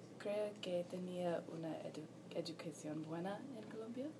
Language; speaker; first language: Spanish; non-native, learner; English